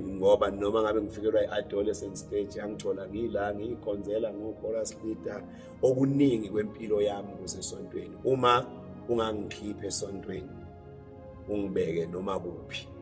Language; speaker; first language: Zulu; native; Zulu